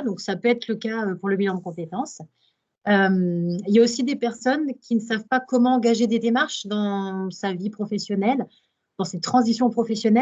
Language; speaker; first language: French; native; French